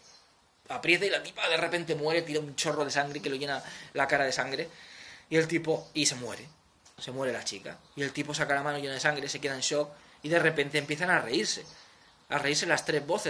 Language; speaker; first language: Spanish; native; Spanish